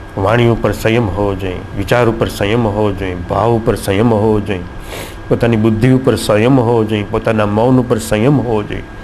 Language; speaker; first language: Gujarati; native; Gujarati